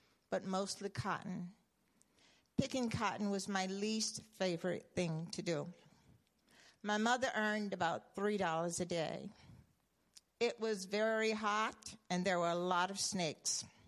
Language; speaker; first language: English; native; English